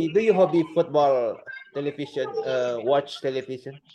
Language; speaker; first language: English; non-native, learner; Indonesian